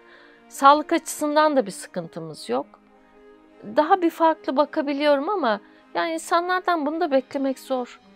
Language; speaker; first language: Turkish; native; Turkish